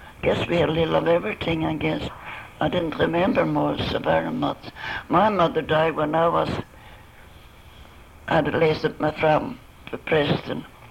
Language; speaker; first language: English; non-native, fluent; Swedish